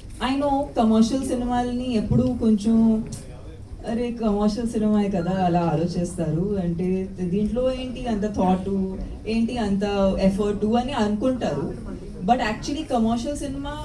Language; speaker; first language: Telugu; non-native, local second language; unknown